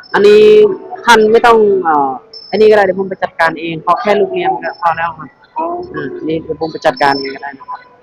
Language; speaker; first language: Thai; non-native, fluent; Khmer